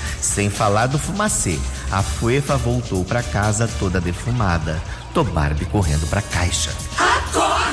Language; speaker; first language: Portuguese; native; Portuguese